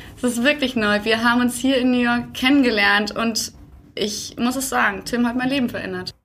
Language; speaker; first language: German; native; German